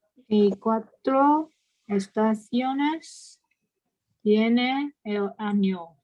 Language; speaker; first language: Spanish; non-native, learner; English